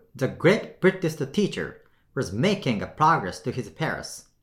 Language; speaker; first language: English; non-native, fluent; Japanese